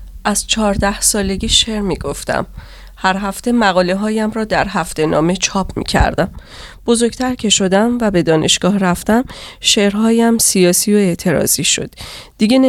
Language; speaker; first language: French; non-native, learner; Persian